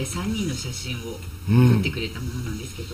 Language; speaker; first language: Japanese; native; Japanese